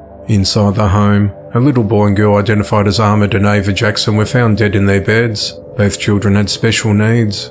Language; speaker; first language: English; native; English